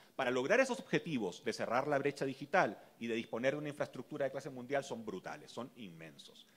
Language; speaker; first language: Spanish; native; Spanish